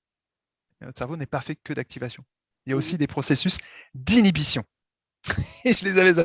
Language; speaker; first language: French; native; French